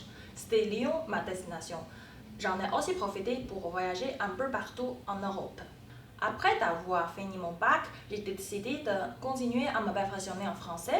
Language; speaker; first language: French; non-native, fluent; Chinese